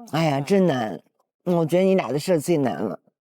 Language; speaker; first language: Chinese; native; Chinese